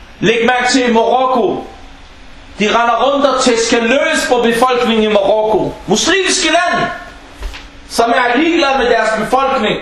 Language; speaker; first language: Danish; non-native, local second language; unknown